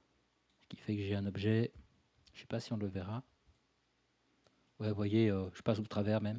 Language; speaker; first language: French; native; French